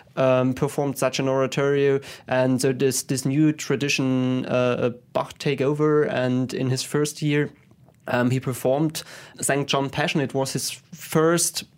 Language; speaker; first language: English; non-native, fluent; German